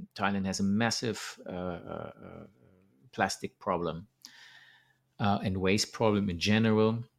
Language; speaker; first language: English; non-native, fluent; German